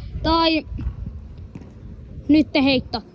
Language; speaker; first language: Finnish; native; Finnish